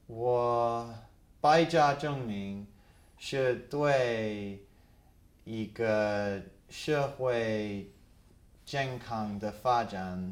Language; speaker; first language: Chinese; non-native, fluent; English